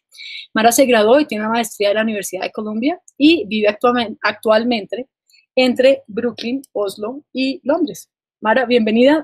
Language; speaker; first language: Spanish; native; Spanish